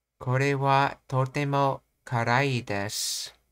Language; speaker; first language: Japanese; non-native, learner; English